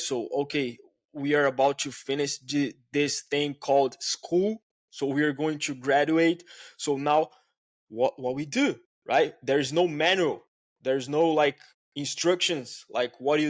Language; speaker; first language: English; non-native, fluent; Portuguese